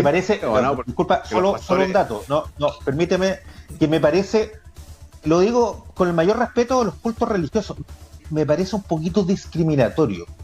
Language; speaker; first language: Spanish; native; Spanish